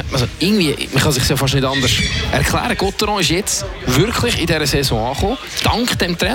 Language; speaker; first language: German; native; German